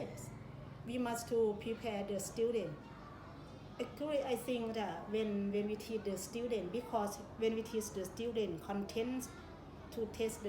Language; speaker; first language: English; non-native, learner; Thai